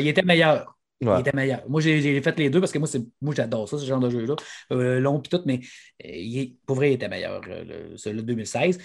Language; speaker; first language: French; native; French